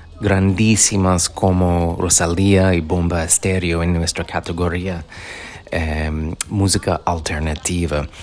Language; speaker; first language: Spanish; non-native, fluent; English